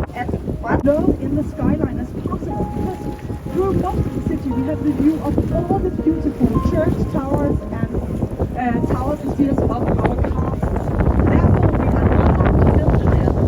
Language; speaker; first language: English; non-native, fluent; Danish